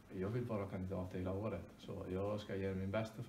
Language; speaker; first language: Swedish; non-native, fluent; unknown